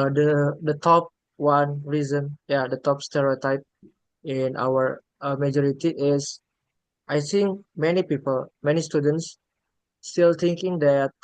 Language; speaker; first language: English; non-native, learner; Indonesian